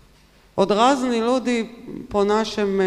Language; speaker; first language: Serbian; non-native, learner; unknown